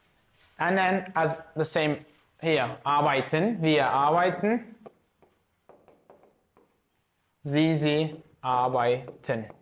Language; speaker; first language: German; non-native, fluent; Azerbaijani